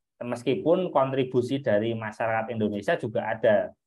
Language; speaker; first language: Indonesian; native; Indonesian